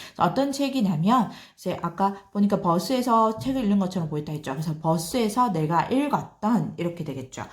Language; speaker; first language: Korean; native; Korean